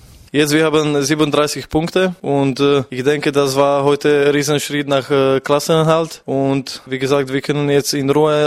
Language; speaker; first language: German; non-native, fluent; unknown